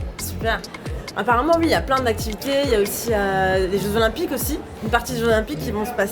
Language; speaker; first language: French; native; French